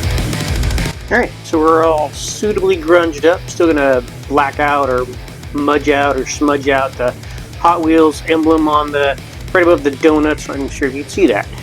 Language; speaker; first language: English; native; English